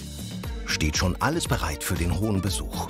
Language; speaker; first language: German; native; German